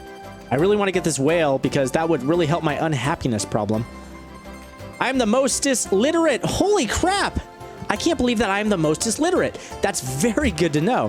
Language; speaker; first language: English; native; English